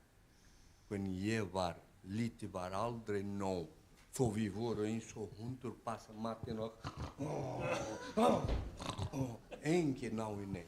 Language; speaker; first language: Icelandic; non-native, learner; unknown